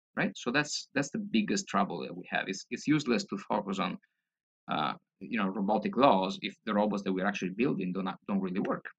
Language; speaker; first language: English; non-native, fluent; Italian